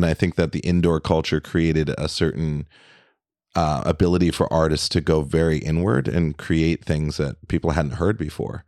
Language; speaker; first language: English; early bilingual, other home language; French